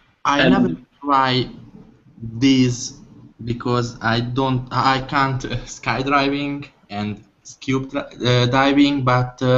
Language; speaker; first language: English; non-native, learner; Hungarian